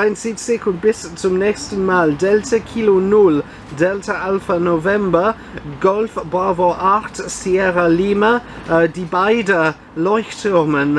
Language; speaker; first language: German; non-native, learner; English